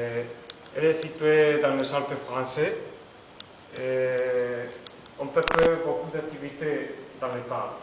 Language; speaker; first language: French; non-native, learner; Spanish